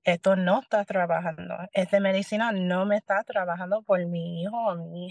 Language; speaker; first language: Spanish; early bilingual, heritage; Spanish